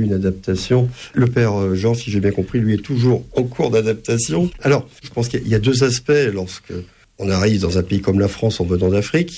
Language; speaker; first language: French; native; French